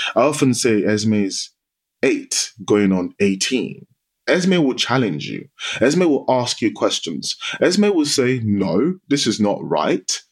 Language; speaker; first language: English; non-native, local second language; Yoruba